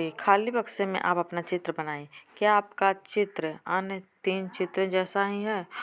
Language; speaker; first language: Hindi; native; Hindi